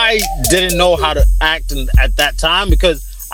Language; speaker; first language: English; non-native, local second language; Shona